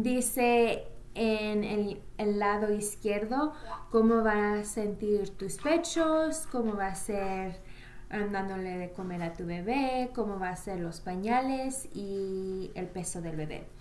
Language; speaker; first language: Spanish; early bilingual, heritage; Spanish